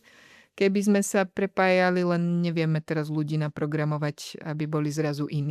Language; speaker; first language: Slovak; native; Slovak